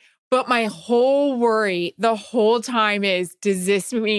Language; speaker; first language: English; native; English